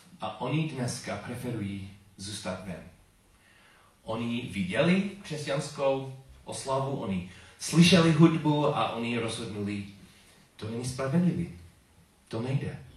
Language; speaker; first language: Czech; non-native, learner; English